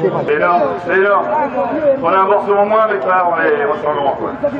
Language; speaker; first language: French; native; French